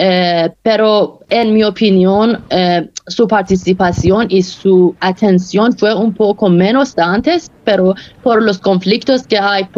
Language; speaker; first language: Spanish; non-native, fluent; Persian